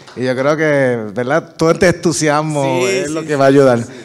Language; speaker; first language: Spanish; native; Spanish